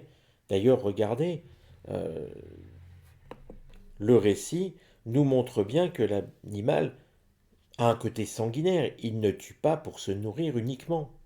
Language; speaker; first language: French; native; French